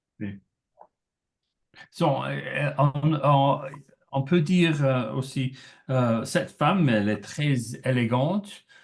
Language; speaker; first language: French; non-native, learner; English